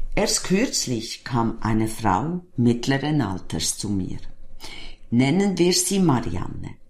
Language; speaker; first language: German; native; German